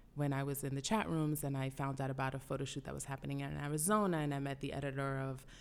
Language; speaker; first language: English; early bilingual, other home language; Spanish